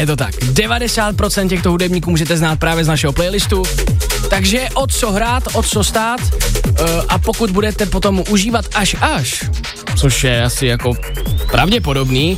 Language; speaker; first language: Czech; native; Czech